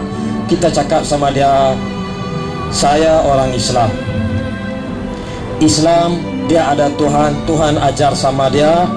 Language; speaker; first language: Malay; native; Malay